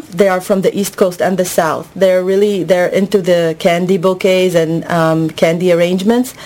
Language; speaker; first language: English; non-native, fluent; Arabic